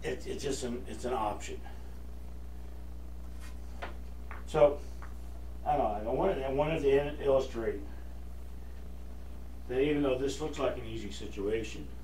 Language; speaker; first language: English; native; English